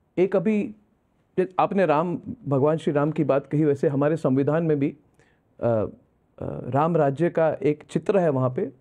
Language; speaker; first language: Hindi; non-native, local second language; Assamese